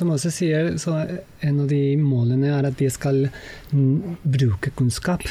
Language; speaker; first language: Norwegian; non-native, fluent; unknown